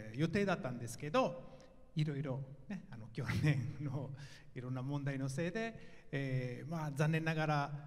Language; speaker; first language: Japanese; non-native, fluent; Italian